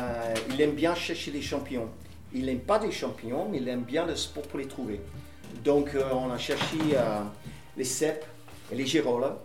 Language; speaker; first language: French; non-native, fluent; English